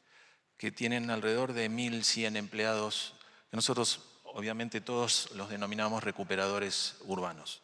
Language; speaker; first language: Spanish; native; Spanish